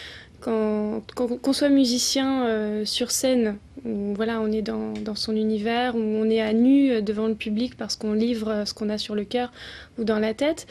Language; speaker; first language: French; native; French